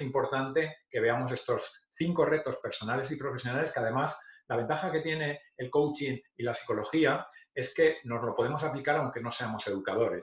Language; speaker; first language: Spanish; native; Spanish